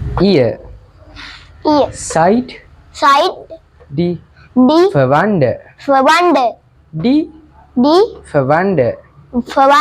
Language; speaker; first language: German; non-native, learner; Sinhala